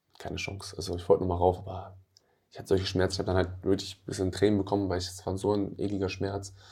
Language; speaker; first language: German; early bilingual, other home language; Albanian